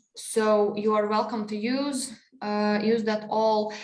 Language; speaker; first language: English; non-native, fluent; Latvian